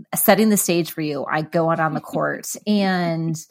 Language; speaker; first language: English; native; English